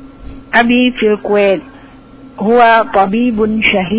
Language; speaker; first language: Arabic; non-native, learner; Indonesian